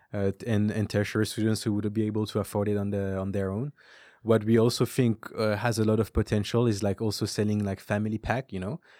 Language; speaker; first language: English; non-native, fluent; French